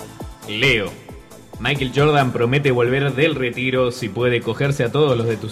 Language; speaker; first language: Spanish; native; Spanish